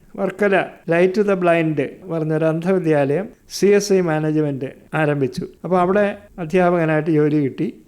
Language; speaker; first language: Malayalam; native; Malayalam